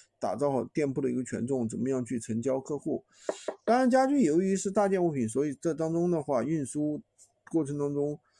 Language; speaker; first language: Chinese; native; Chinese